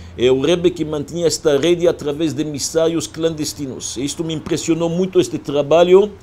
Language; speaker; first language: Portuguese; non-native, fluent; French